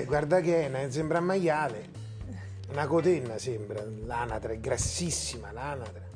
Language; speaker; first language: Italian; native; Italian